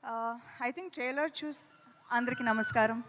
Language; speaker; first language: Telugu; non-native, fluent; Tamil